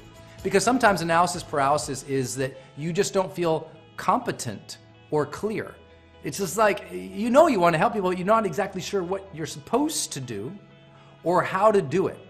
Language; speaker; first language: English; native; English